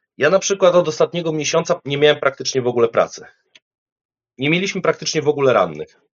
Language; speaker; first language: Polish; native; Polish